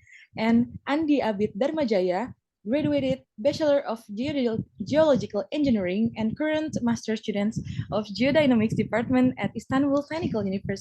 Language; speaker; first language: English; non-native, fluent; Indonesian